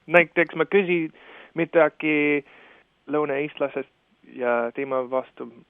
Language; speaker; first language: Estonian; non-native, fluent; English